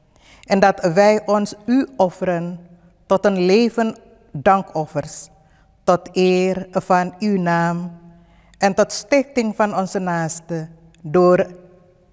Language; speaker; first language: Dutch; non-native, fluent; Indonesian